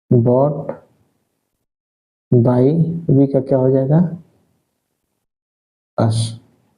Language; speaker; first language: Hindi; native; Hindi